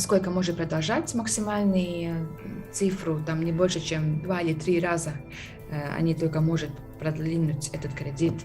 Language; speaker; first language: Russian; non-native, fluent; Latvian